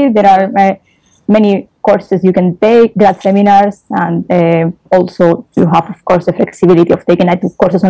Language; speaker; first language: English; non-native, fluent; Spanish